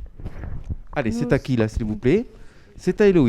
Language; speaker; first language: French; native; French